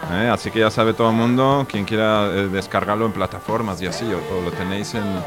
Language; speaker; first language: Spanish; native; Spanish